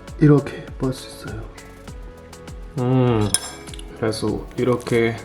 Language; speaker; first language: Korean; non-native, learner; German